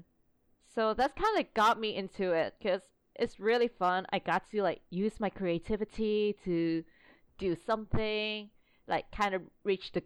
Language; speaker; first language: English; non-native, local second language; Cantonese